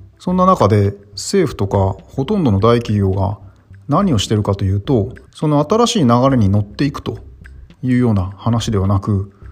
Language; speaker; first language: Japanese; native; Japanese